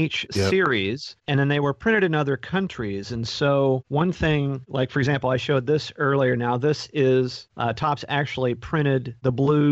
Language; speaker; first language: English; native; English